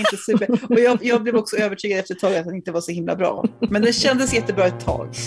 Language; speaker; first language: Swedish; native; Swedish